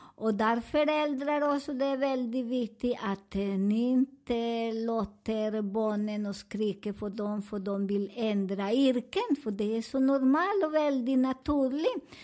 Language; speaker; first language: Swedish; non-native, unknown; Spanish